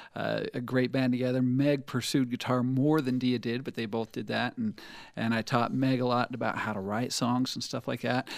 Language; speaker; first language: English; native; English